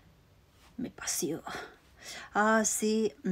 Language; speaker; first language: French; non-native, learner; Tibetan